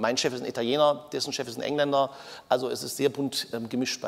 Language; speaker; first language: German; native; German